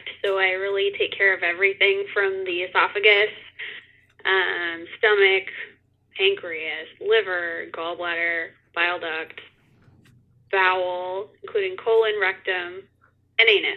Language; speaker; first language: English; native; English